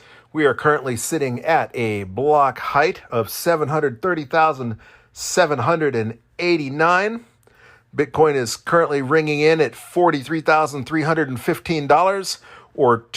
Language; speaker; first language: English; native; English